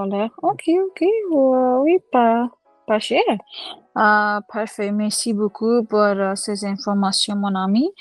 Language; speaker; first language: French; non-native, learner; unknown